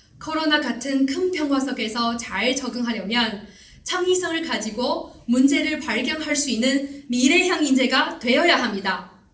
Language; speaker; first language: Korean; non-native, fluent; Chinese